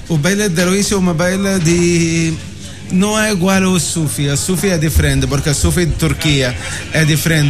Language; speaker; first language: Spanish; non-native, learner; Arabic